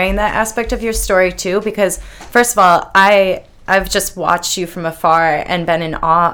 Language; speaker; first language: English; native; English